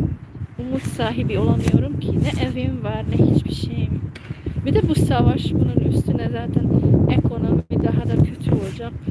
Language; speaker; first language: Turkish; non-native, fluent; Hungarian